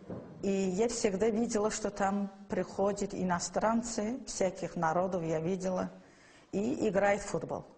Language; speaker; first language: Russian; non-native, local second language; Azerbaijani